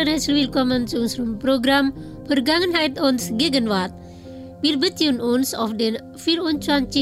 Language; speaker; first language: German; non-native, fluent; Indonesian